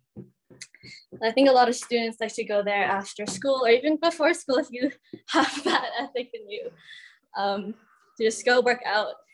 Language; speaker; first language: English; native; English